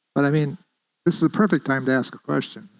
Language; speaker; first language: English; native; English